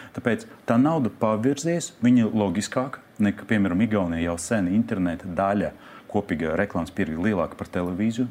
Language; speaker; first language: Latvian; non-native, local second language; Russian